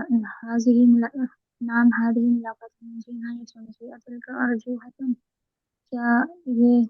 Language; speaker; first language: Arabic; non-native, learner; Urdu